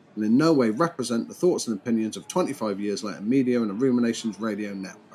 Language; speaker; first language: English; native; English